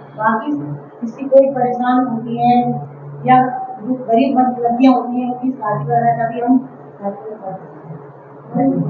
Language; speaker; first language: Hindi; native; Hindi